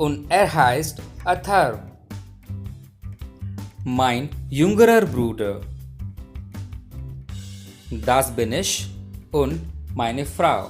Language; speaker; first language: German; non-native, fluent; Hindi